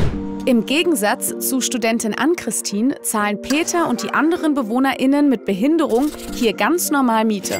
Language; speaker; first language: German; native; German